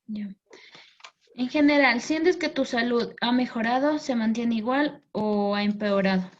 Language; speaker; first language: Spanish; native; Spanish